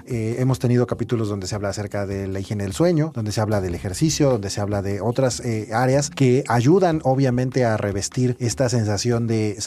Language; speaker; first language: Spanish; native; Spanish